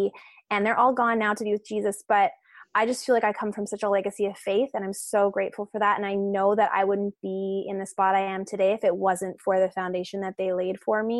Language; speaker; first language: English; native; English